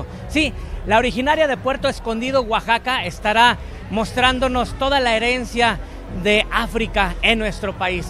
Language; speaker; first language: Spanish; native; Spanish